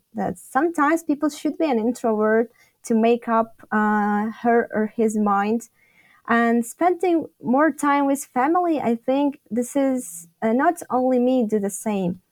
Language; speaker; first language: English; non-native, fluent; Tajik